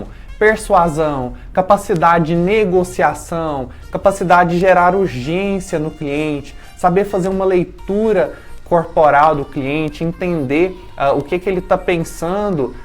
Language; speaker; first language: Portuguese; native; Portuguese